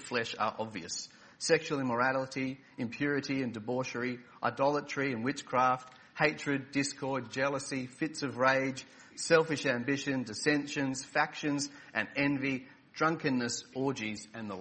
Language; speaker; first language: English; native; English